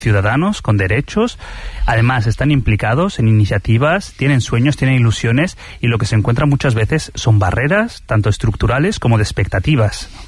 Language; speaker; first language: Spanish; early bilingual, other home language; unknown